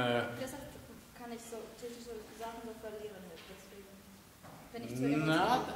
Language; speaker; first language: German; non-native, learner; Armenian